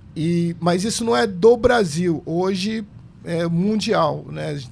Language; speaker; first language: Portuguese; native; Portuguese